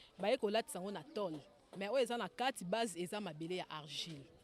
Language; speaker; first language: Lingala; native; Lingala